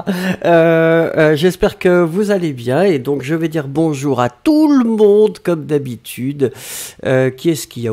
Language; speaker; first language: French; native; French